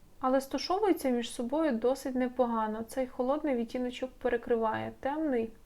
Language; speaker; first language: Ukrainian; non-native, local second language; Russian